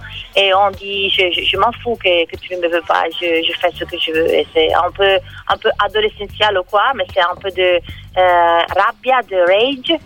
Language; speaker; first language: French; non-native, learner; Italian